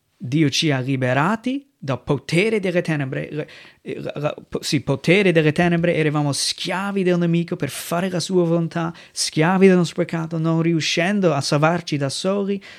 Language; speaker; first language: Italian; non-native, fluent; English